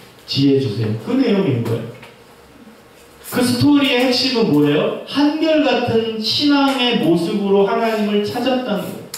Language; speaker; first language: Korean; native; Korean